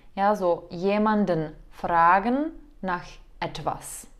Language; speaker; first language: German; non-native, fluent; Czech